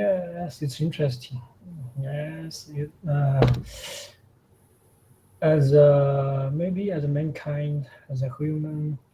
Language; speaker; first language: English; non-native, learner; Chinese